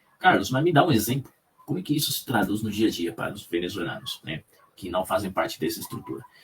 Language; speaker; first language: Portuguese; non-native, fluent; Spanish